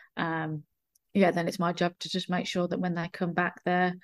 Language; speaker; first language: English; native; English